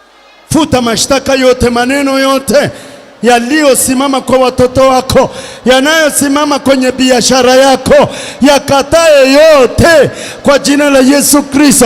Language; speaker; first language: Swahili; native; Swahili